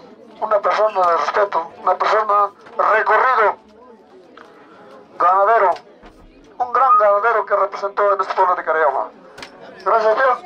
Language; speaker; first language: Spanish; native; Spanish